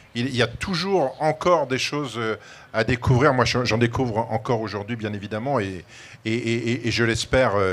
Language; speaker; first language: French; native; French